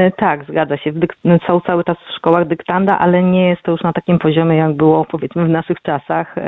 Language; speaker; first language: Polish; native; Polish